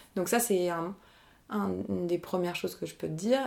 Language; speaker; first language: French; native; French